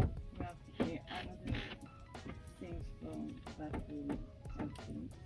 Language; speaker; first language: English; non-native, learner; French